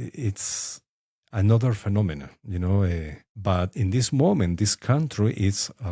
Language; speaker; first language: English; non-native, fluent; Spanish